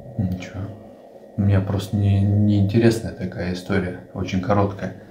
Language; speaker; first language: Russian; native; Russian